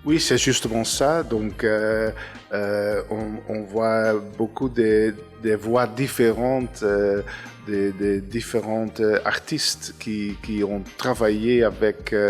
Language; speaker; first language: French; non-native, fluent; Dutch